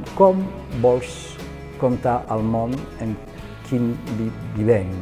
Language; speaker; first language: Catalan; non-native, fluent; French